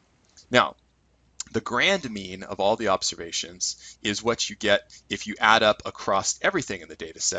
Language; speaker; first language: English; native; English